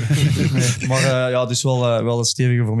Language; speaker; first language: Dutch; native; Dutch